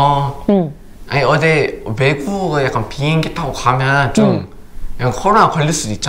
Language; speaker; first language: Korean; early bilingual, other home language; English